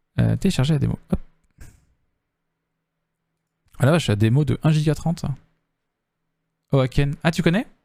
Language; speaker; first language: French; native; French